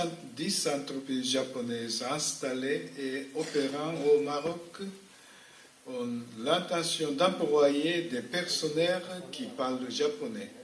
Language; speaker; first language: French; non-native, fluent; Japanese